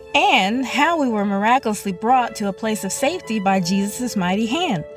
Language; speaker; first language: English; native; English